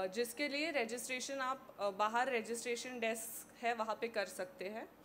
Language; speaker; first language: Hindi; non-native, local second language; Marathi